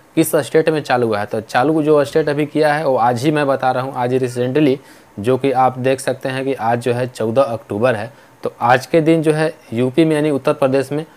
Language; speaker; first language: Hindi; native; Hindi